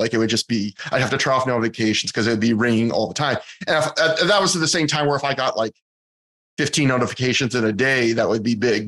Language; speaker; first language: English; native; English